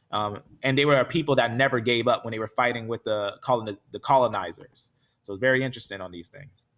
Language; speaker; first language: English; native; English